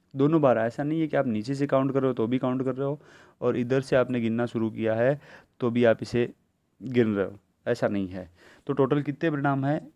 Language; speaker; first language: Hindi; native; Hindi